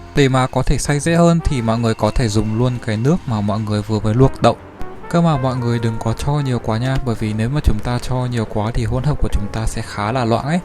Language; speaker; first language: Vietnamese; native; Vietnamese